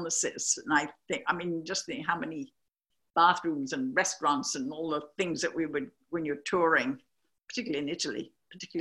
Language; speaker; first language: English; native; English